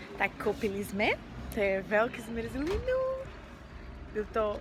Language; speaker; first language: Czech; non-native, learner; Portuguese